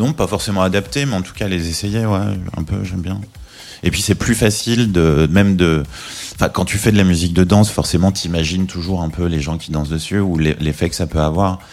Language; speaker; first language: French; native; French